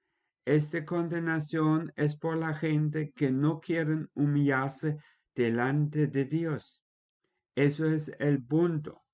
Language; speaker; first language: Spanish; non-native, fluent; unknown